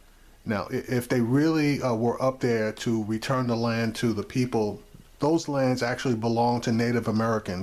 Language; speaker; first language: English; native; English